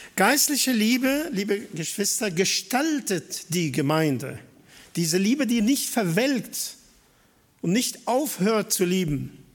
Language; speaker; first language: German; non-native, fluent; Arabic